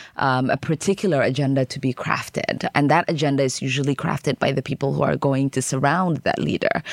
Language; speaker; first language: English; early bilingual, other home language; Somali